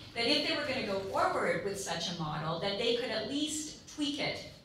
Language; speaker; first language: English; native; English